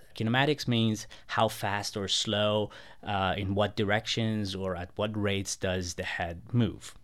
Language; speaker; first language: English; non-native, fluent; Persian